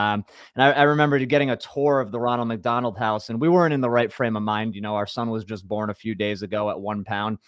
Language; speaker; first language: English; native; English